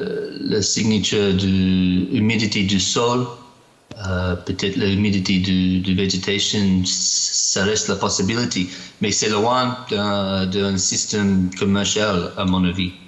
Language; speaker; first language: French; non-native, learner; English